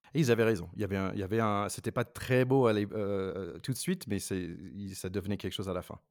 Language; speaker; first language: French; non-native, fluent; English